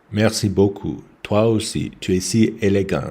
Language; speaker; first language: French; non-native, learner; English